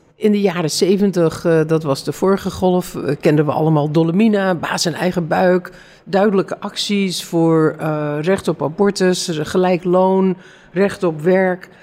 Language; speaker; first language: Dutch; non-native, fluent; English